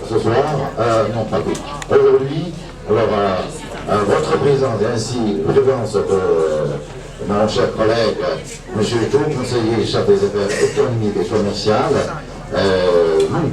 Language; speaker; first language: French; non-native, fluent; Chinese